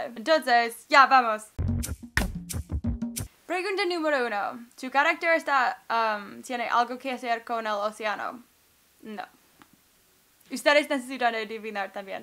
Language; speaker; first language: Spanish; non-native, learner; English